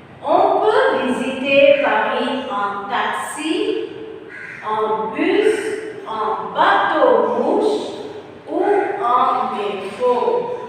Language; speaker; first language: French; non-native, fluent; Tamil